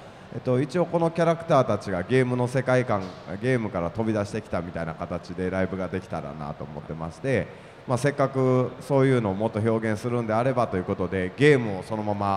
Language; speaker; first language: Japanese; native; Japanese